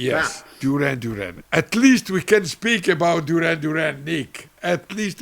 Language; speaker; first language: English; non-native, learner; Italian